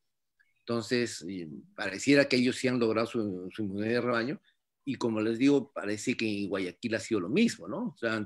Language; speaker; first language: Spanish; native; Spanish